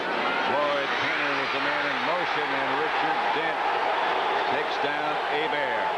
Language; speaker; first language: English; native; English